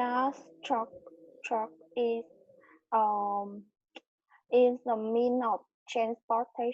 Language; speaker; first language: English; non-native, learner; Vietnamese